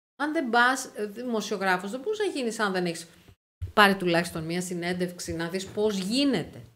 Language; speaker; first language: Greek; native; Greek